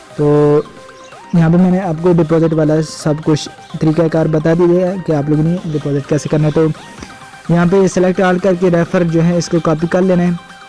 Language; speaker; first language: Urdu; non-native, local second language; Punjabi